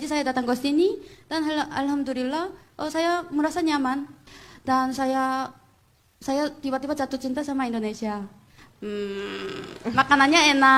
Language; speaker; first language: Indonesian; non-native, fluent; Korean